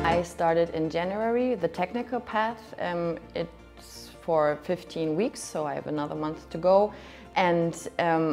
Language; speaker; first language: English; non-native, fluent; German